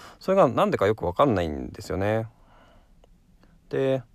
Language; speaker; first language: Japanese; native; Japanese